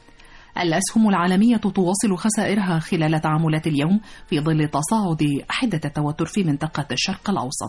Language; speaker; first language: Arabic; native; Arabic